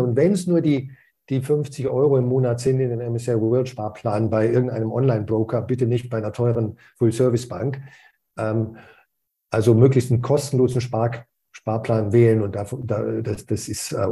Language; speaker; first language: German; native; German